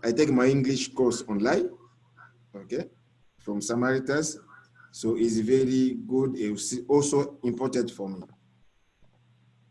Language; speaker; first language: English; non-native, learner; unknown